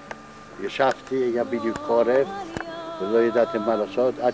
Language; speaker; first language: Hebrew; non-native, fluent; Yiddish